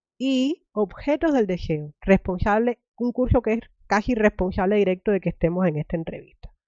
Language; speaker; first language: Spanish; native; Spanish